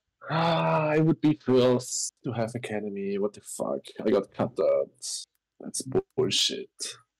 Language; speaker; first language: English; non-native, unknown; German